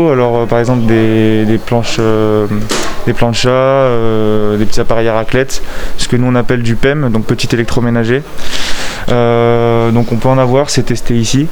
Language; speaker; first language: French; native; French